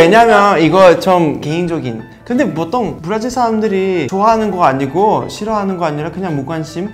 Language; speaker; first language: Korean; non-native, learner; Portuguese